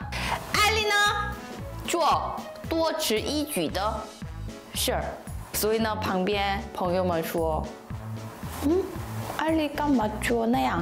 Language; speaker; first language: Chinese; non-native, learner; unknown